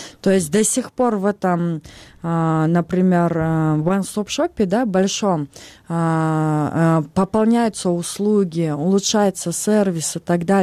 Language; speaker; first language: Russian; non-native, local second language; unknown